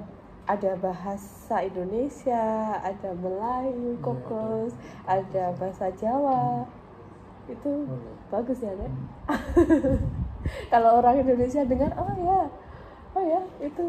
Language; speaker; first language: Indonesian; early bilingual, heritage; English